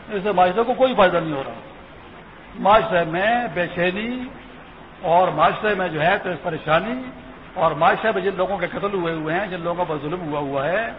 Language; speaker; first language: Urdu; non-native, local second language; Pashto